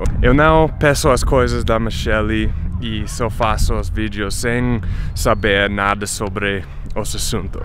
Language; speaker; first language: Portuguese; non-native, fluent; English